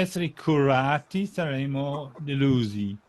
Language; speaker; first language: Italian; non-native, fluent; English